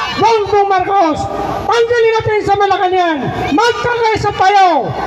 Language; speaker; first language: Filipino; non-native, local second language; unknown